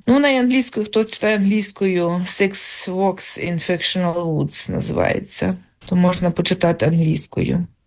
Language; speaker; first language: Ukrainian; native; Ukrainian